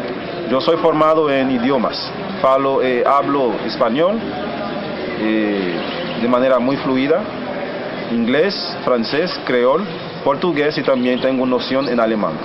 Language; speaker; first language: Spanish; non-native, fluent; Haitian Creole